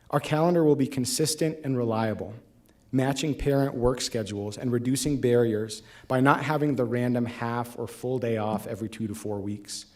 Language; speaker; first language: English; native; English